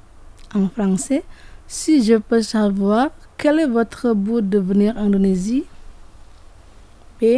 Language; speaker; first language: French; non-native, fluent; Indonesian